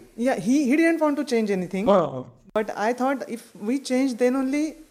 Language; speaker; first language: English; non-native, local second language; Marathi